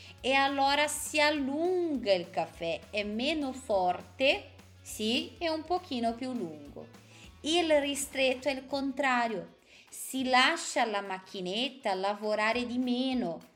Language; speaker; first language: Italian; non-native, fluent; Portuguese